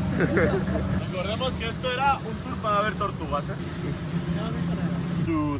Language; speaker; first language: Spanish; native; Spanish